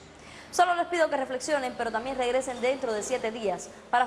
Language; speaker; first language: Spanish; native; Spanish